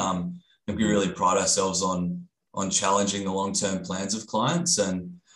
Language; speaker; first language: English; native; English